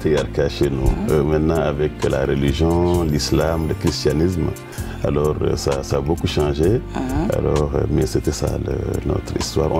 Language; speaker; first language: French; non-native, local second language; Wolof